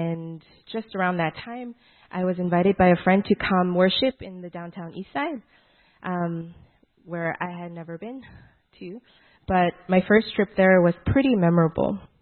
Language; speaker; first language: English; native; English